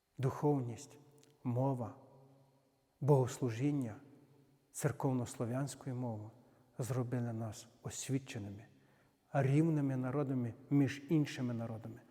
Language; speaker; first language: Ukrainian; native; Ukrainian